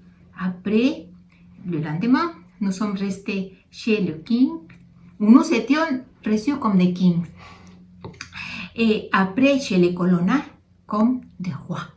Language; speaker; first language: French; non-native, fluent; Spanish